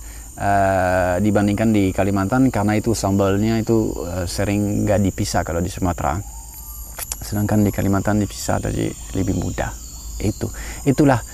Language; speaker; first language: Indonesian; non-native, fluent; French